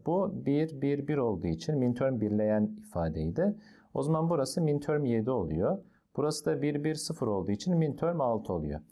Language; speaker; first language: Turkish; native; Turkish